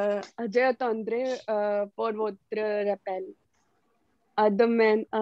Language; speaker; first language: French; non-native, learner; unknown